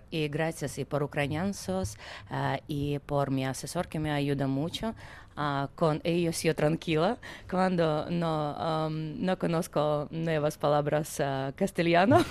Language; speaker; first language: Spanish; non-native, learner; Ukrainian